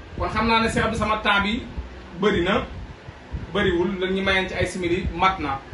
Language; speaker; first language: Wolof; native; Wolof